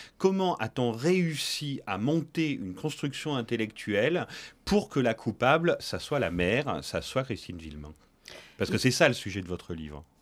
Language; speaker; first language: French; native; French